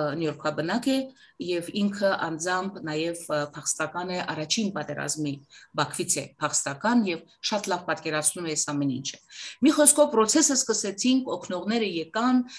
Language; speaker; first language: Armenian; native; Armenian